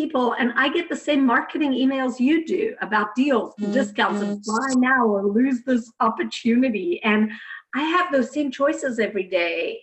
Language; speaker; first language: English; native; English